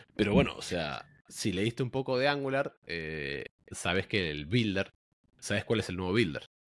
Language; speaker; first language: Spanish; native; Spanish